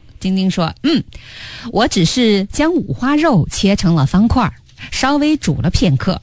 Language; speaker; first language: Chinese; native; Chinese